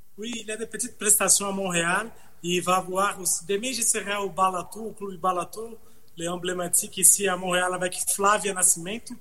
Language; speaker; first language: French; non-native, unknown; Portuguese